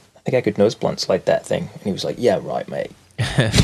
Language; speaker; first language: English; native; English